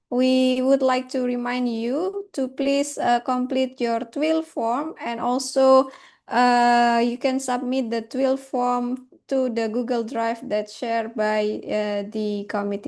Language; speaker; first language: English; non-native, fluent; Indonesian